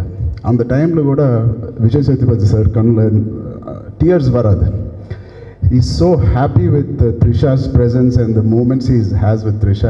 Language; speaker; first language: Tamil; non-native, learner; Telugu